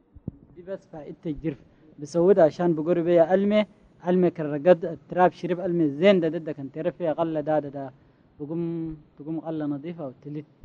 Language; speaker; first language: Arabic; native; Arabic